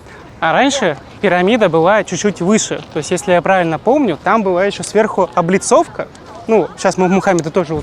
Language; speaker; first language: Russian; native; Russian